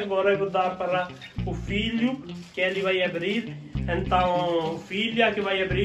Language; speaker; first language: Portuguese; non-native, learner; Hindi